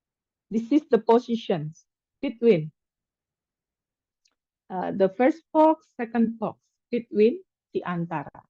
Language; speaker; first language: English; non-native, fluent; Indonesian